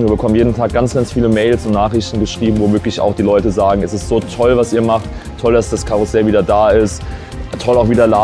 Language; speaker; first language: German; native; German